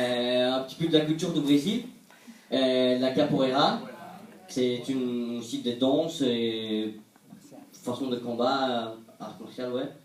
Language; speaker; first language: French; non-native, fluent; Portuguese